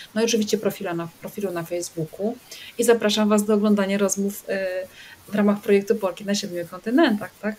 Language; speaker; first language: Polish; native; Polish